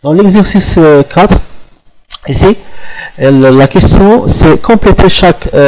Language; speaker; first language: French; non-native, local second language; Arabic